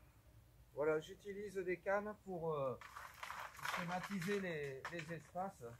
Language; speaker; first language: French; native; French